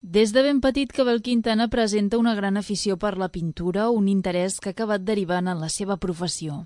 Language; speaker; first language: Catalan; native; Catalan